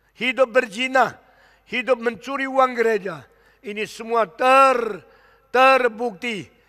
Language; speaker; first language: Indonesian; early bilingual, other home language; Min Nan Chinese